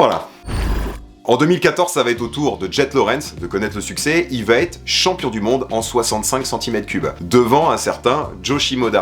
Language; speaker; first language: French; native; French